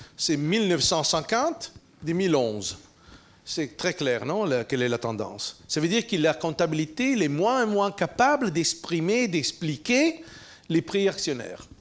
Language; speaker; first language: French; non-native, fluent; Italian